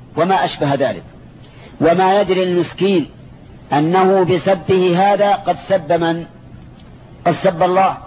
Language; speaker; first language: Arabic; native; Arabic